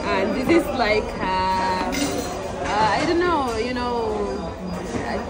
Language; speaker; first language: English; non-native, learner; Arabic